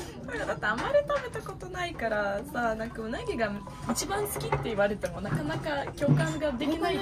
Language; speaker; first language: Japanese; non-native, fluent; Italian